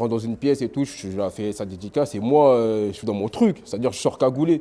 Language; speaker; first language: French; native; French